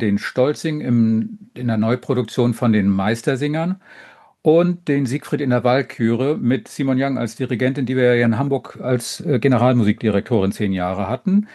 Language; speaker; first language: German; native; German